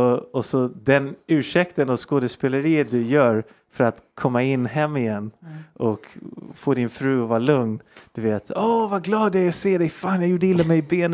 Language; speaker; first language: Swedish; early bilingual, heritage; Swedish